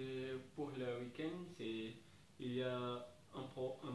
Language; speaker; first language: French; non-native, learner; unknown